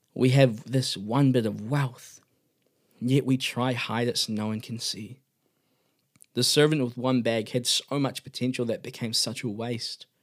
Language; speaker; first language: English; native; English